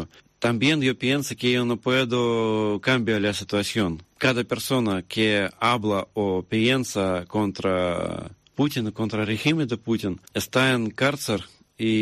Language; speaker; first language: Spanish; non-native, learner; Russian